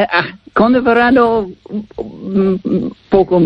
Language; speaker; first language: Spanish; non-native, learner; English